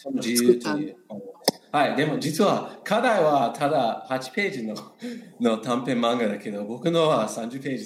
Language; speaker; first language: Japanese; non-native, learner; English